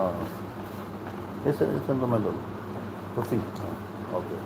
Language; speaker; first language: Hindi; non-native, local second language; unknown